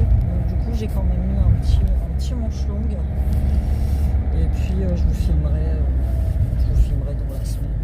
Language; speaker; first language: French; native; French